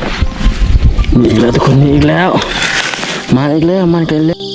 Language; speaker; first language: Thai; non-native, local second language; Lao